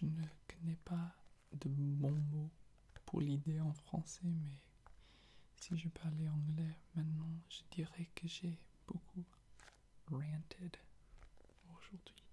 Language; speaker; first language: French; non-native, fluent; English